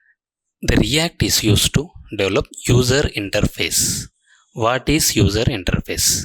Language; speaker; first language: English; non-native, local second language; Telugu